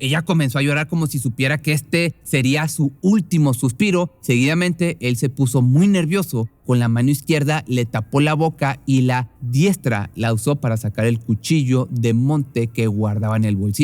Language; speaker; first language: Spanish; native; Spanish